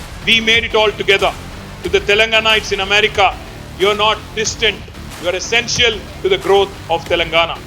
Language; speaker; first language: English; non-native, local second language; Telugu